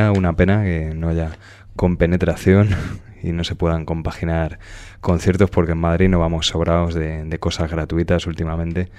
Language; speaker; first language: Spanish; native; Spanish